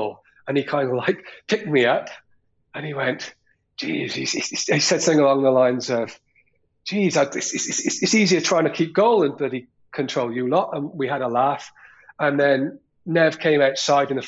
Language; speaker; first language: English; native; English